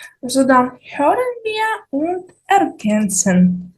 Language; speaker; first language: German; non-native, fluent; Ukrainian